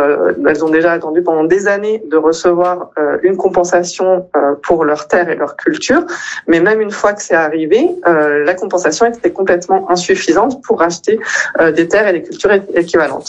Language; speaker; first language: French; native; French